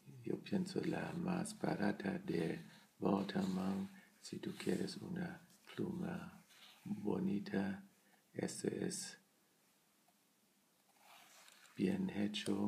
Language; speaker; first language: Spanish; non-native, learner; German